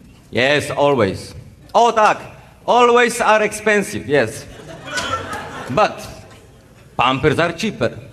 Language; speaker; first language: English; non-native, learner; Polish